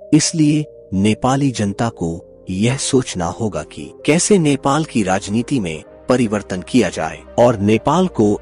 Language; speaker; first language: Hindi; non-native, local second language; Nepali